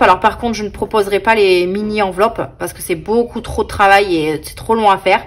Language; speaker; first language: French; native; French